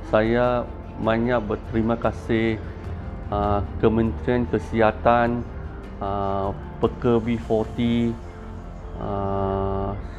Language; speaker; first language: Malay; non-native, local second language; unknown